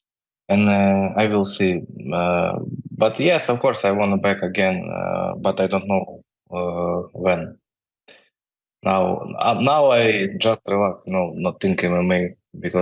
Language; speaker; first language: English; non-native, learner; Ukrainian